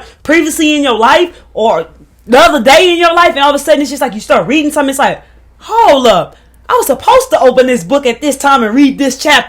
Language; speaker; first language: English; native; English